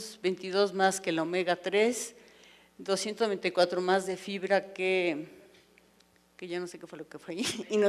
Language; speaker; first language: Spanish; native; Spanish